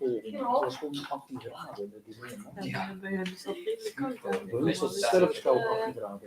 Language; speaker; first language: Dutch; native; Dutch